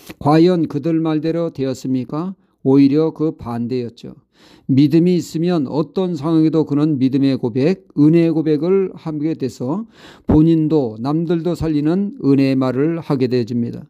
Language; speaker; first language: Korean; native; Korean